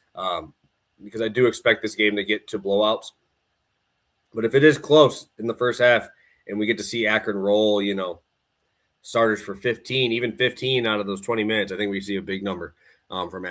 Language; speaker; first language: English; native; English